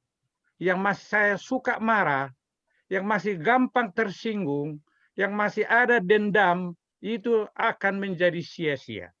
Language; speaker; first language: Indonesian; native; Indonesian